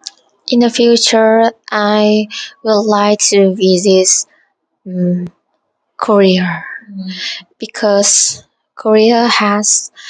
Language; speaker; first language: English; non-native, learner; Vietnamese